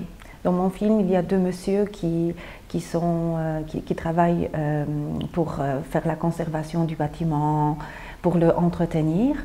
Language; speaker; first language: French; non-native, fluent; Polish